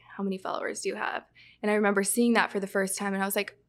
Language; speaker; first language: English; native; English